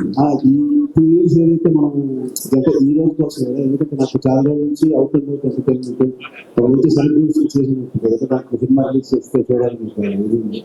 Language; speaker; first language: Telugu; native; Telugu